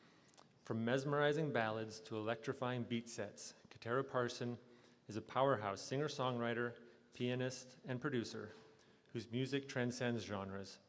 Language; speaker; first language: English; native; English